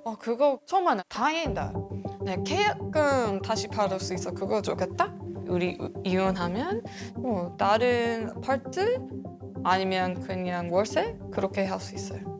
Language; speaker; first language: Korean; non-native, learner; English